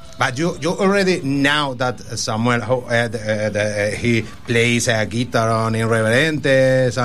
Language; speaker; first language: English; non-native, learner; Spanish